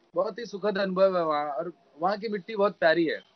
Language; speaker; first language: Hindi; native; Hindi